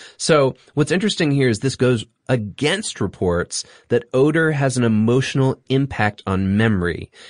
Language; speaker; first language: English; native; English